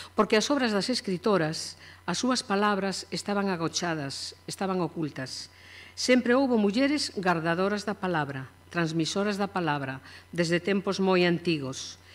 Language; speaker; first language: Galician; native; Galician